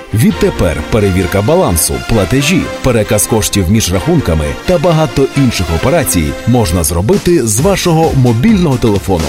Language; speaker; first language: Ukrainian; native; Ukrainian